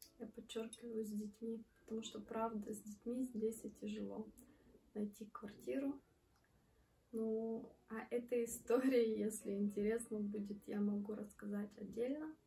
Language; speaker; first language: Russian; early bilingual, heritage; Russian